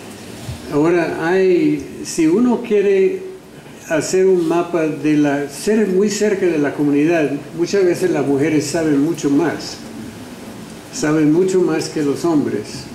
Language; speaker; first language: Spanish; non-native, fluent; English